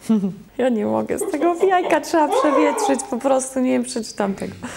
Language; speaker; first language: Polish; native; Polish